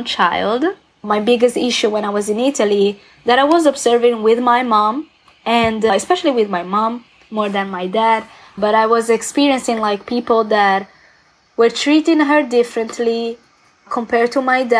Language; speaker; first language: English; non-native, fluent; Italian